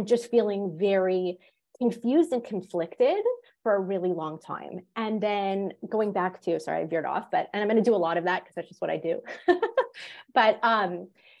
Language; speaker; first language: English; native; English